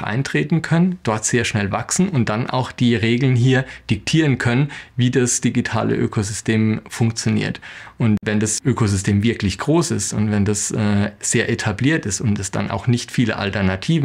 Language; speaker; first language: German; native; German